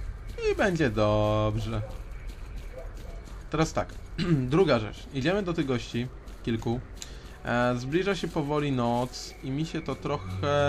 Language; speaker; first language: Polish; native; Polish